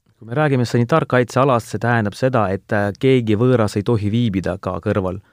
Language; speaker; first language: Estonian; non-native, local second language; Russian